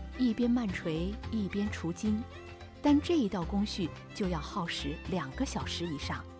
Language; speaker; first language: Chinese; native; Chinese